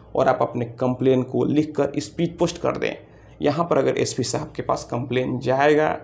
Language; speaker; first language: Hindi; native; Hindi